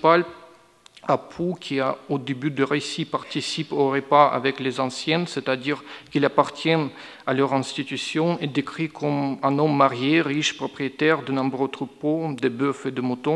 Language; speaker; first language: French; non-native, fluent; Russian